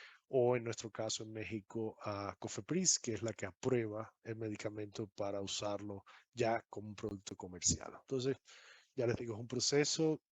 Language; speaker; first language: Spanish; native; Spanish